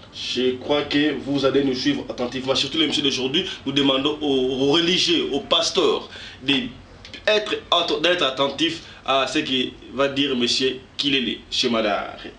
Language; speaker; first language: French; non-native, local second language; Lingala